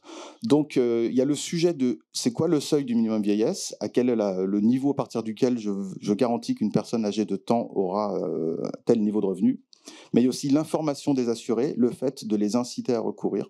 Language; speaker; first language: French; native; French